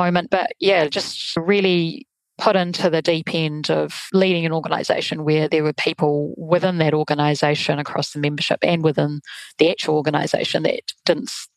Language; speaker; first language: English; native; English